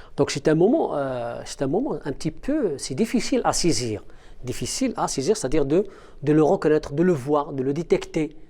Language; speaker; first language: French; non-native, local second language; Arabic